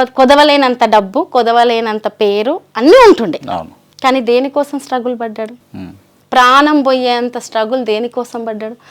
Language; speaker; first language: Telugu; native; Telugu